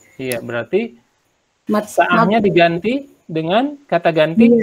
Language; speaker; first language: Indonesian; native; Indonesian